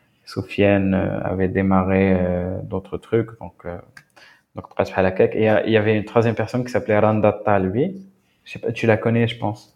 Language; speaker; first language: French; non-native, local second language; Arabic